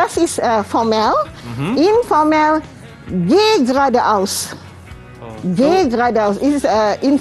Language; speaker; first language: German; non-native, fluent; Malay